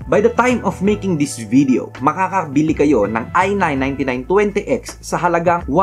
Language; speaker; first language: Filipino; native; Filipino